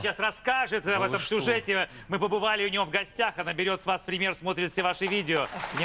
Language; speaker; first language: Russian; native; Russian